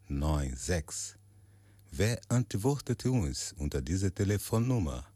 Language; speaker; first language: German; non-native, learner; Portuguese